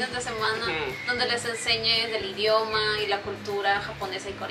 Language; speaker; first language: Spanish; native; Spanish